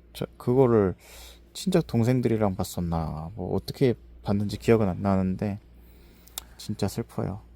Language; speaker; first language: Korean; native; Korean